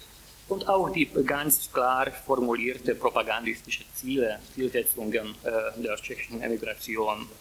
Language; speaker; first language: German; non-native, fluent; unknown